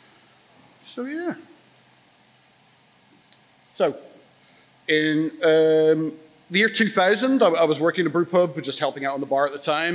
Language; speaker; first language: English; native; English